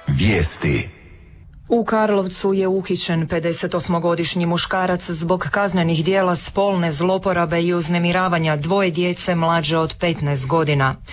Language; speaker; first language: Croatian; native; Croatian